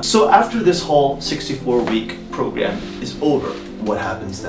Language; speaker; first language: English; native; English